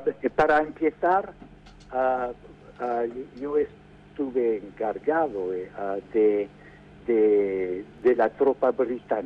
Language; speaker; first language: Spanish; non-native, fluent; English